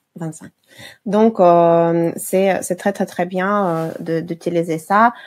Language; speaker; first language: French; non-native, fluent; Russian